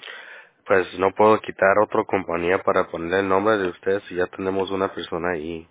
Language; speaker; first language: Spanish; early bilingual, heritage; Spanish